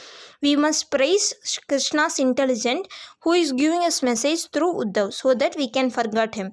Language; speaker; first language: English; non-native, local second language; Hindi